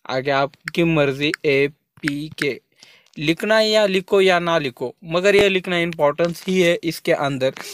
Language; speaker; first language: Hindi; non-native, local second language; Marathi